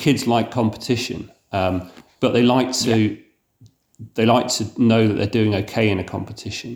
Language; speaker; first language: English; native; English